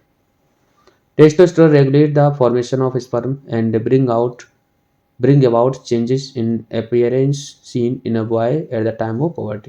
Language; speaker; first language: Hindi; native; Hindi